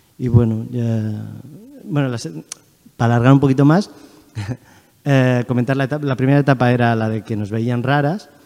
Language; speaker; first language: Spanish; early bilingual, other home language; Chinese